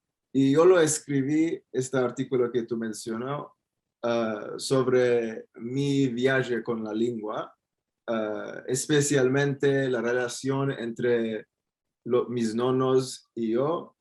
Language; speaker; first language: Spanish; non-native, fluent; Turkish